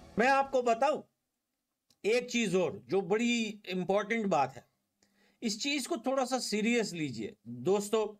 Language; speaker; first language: Hindi; native; Hindi